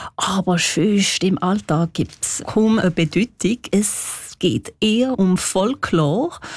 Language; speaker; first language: German; non-native, local second language; French